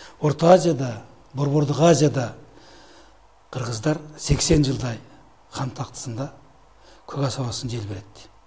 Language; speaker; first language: Kyrgyz; native; Kyrgyz